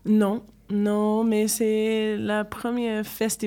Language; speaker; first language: French; non-native, learner; English